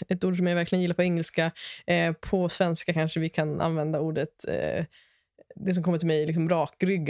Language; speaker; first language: Swedish; native; Swedish